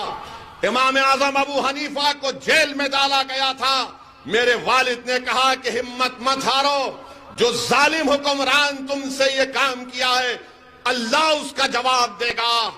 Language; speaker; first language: Urdu; native; Urdu